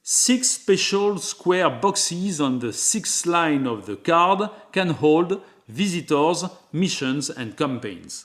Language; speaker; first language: English; non-native, fluent; French